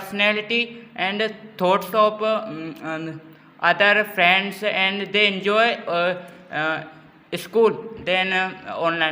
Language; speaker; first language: English; non-native, learner; Hindi